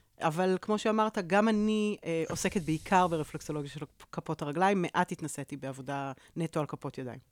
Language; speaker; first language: Hebrew; native; Hebrew